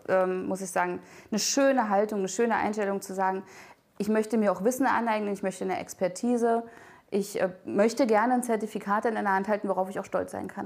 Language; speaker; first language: German; native; German